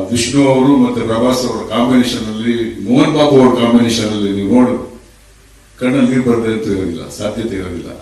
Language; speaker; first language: Kannada; native; Kannada